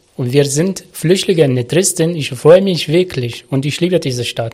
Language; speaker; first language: German; non-native, learner; Arabic